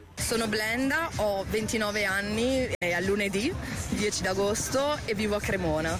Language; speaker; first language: Italian; non-native, fluent; Portuguese